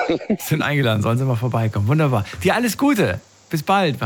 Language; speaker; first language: German; native; German